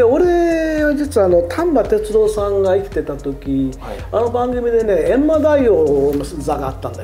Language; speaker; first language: Japanese; native; Japanese